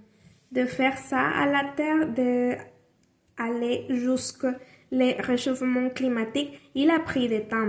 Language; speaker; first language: French; non-native, learner; Spanish